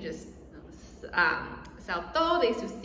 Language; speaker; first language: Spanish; non-native, fluent; English